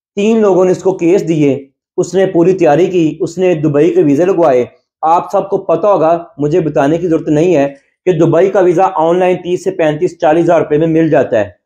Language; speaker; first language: Urdu; non-native, local second language; Punjabi